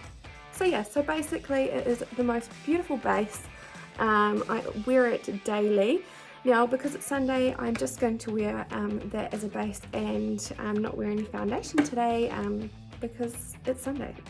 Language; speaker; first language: English; native; English